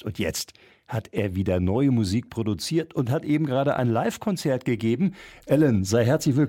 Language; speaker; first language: German; native; German